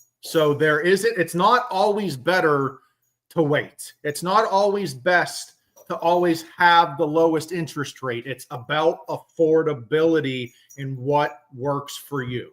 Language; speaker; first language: English; native; English